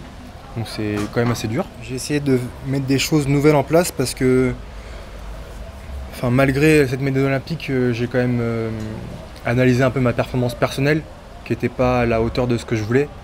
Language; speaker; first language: French; native; French